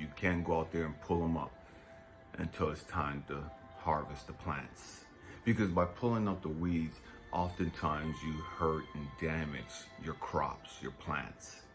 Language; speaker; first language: English; native; English